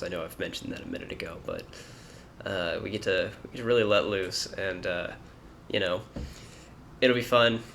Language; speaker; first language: English; native; English